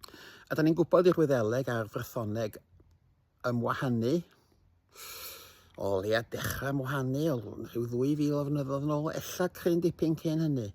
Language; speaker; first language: Welsh; native; Welsh